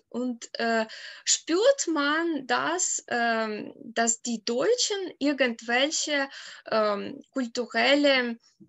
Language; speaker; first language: German; non-native, fluent; Ukrainian